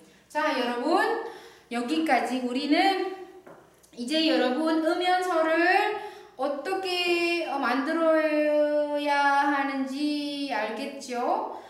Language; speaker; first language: Korean; non-native, fluent; Indonesian